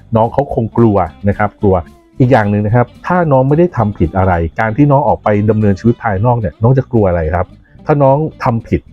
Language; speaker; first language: Thai; native; Thai